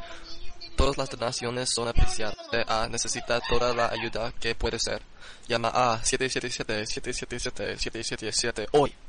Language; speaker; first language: Spanish; non-native, learner; English